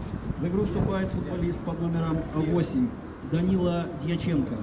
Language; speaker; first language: Russian; native; Russian